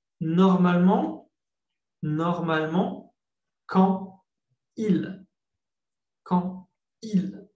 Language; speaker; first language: French; non-native, fluent; Spanish